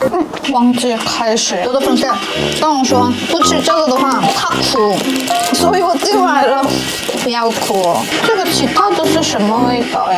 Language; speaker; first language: Chinese; non-native, learner; Korean